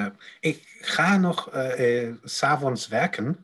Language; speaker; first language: Dutch; non-native, learner; German